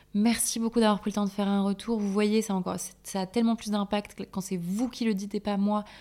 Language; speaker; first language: French; native; French